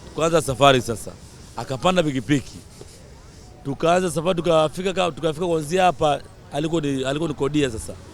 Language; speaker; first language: Swahili; non-native, local second language; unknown